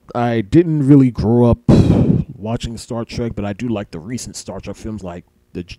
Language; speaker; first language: English; native; English